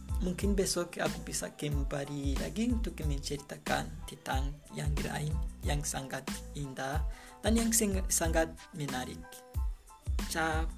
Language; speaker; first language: Indonesian; non-native, learner; Kinyarwanda